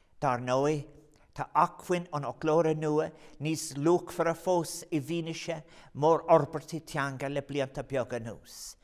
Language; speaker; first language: Irish; non-native, local second language; English